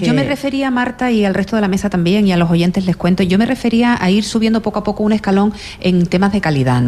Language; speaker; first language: Spanish; native; Spanish